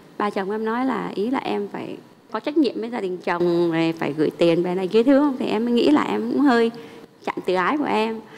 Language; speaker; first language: Vietnamese; early bilingual, heritage; Vietnamese